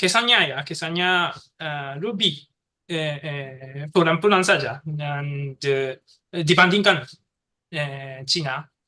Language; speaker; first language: Indonesian; non-native, learner; Japanese